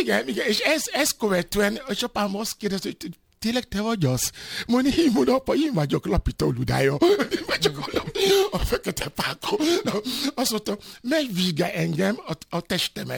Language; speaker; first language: Hungarian; non-native, fluent; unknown